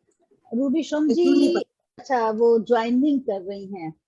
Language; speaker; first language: Hindi; native; Hindi